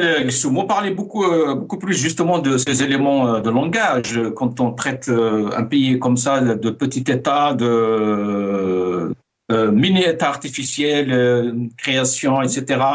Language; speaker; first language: French; non-native, local second language; Arabic